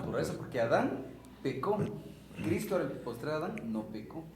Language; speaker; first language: Spanish; native; Spanish